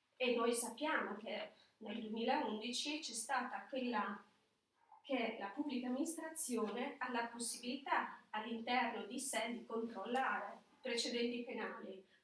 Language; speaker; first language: Italian; non-native, fluent; Albanian